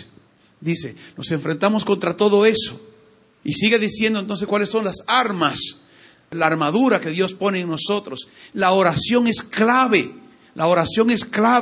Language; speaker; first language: Spanish; native; Spanish